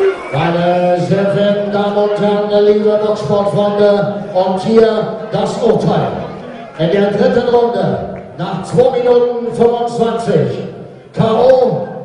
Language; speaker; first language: German; native; German